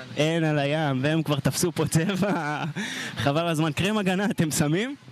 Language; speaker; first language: Hebrew; native; Hebrew